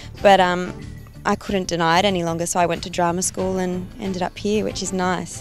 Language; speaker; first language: English; early bilingual, other home language; Portuguese